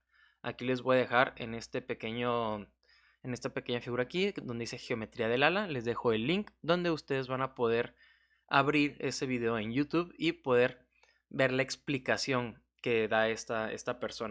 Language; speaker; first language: Spanish; native; Spanish